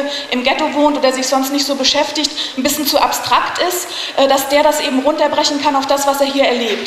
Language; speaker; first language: German; native; German